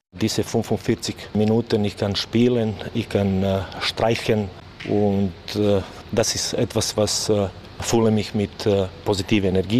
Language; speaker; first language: German; non-native, learner; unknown